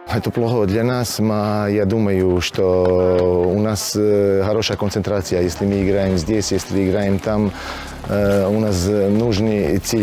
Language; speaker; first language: Russian; non-native, learner; Croatian